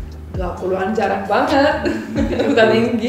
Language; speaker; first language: Indonesian; non-native, fluent; Romanian